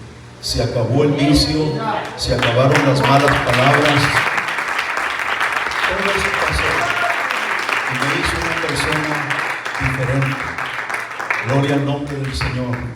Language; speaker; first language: Spanish; native; Spanish